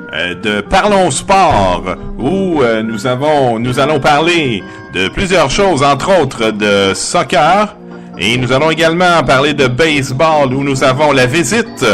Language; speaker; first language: French; native; French